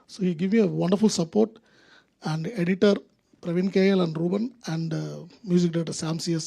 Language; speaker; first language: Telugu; non-native, learner; Tamil